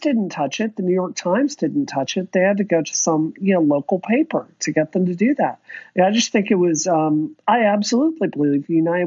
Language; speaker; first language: English; native; English